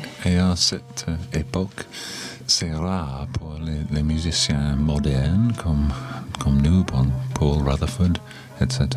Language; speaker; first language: French; non-native, learner; English